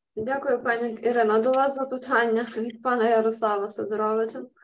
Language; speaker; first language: Ukrainian; native; Ukrainian